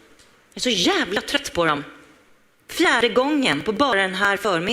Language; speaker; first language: Swedish; native; Swedish